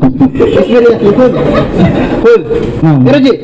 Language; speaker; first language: Arabic; non-native, learner; Urdu